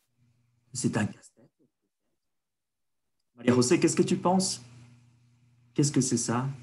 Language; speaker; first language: French; non-native, fluent; Spanish